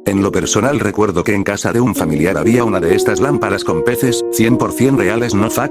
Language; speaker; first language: Spanish; native; Spanish